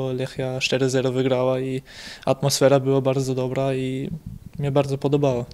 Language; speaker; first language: Polish; early bilingual, heritage; Polish